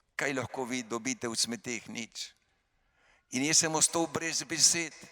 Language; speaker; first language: Slovenian; early bilingual, heritage; Slovenian